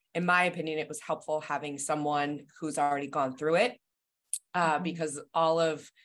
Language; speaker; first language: English; native; English